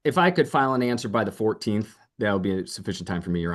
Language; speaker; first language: English; native; English